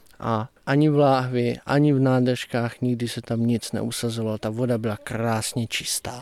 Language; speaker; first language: Czech; native; Czech